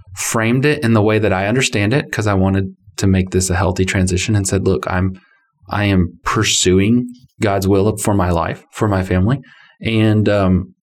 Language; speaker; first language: English; native; English